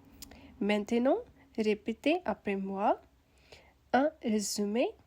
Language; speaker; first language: French; non-native, learner; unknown